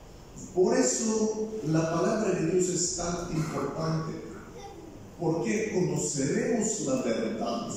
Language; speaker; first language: Spanish; non-native, fluent; Bulgarian